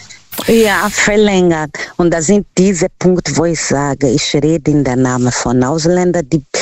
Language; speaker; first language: German; non-native, fluent; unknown